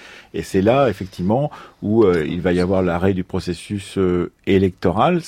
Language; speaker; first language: French; native; French